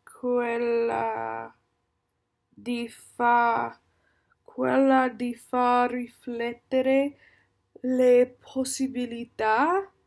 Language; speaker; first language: Italian; non-native, learner; English